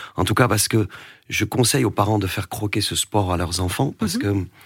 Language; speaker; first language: French; native; French